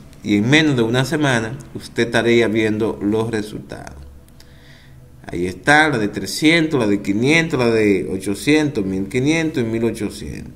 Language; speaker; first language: Spanish; native; Spanish